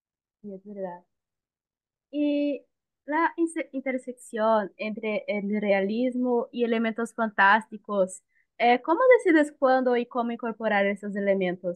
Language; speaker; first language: Spanish; non-native, learner; Portuguese